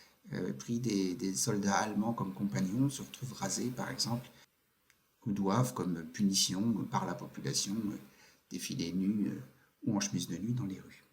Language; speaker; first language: French; native; French